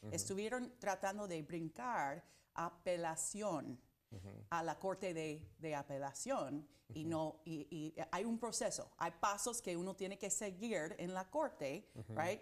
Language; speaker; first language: Spanish; non-native, fluent; English